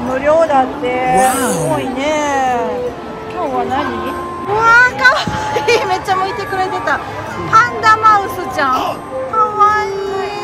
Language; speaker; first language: Japanese; native; Japanese